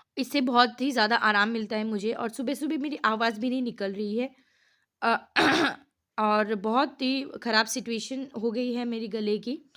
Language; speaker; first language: Hindi; non-native, local second language; Assamese